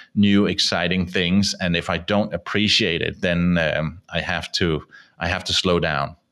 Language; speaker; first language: English; non-native, fluent; Danish